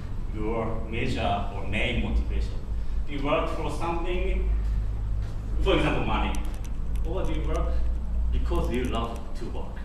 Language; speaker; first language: English; non-native, fluent; Japanese